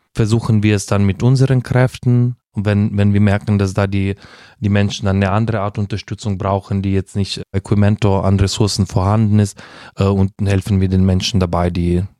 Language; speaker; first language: German; non-native, fluent; Russian